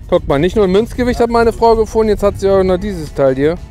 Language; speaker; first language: German; native; German